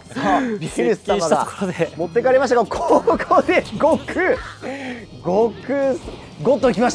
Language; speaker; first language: Japanese; native; Japanese